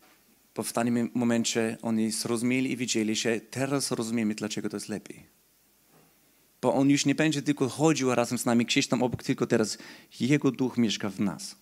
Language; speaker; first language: Polish; non-native, fluent; German